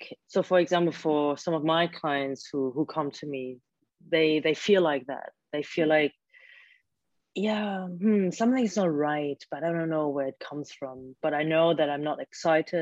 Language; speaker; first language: English; non-native, fluent; German